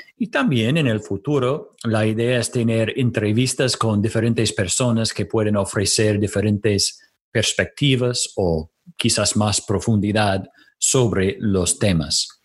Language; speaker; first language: Spanish; non-native, fluent; English